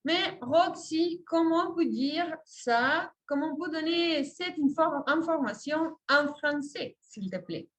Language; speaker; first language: French; non-native, fluent; Spanish